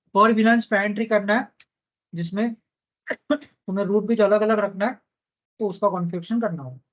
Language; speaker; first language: Hindi; non-native, local second language; Marathi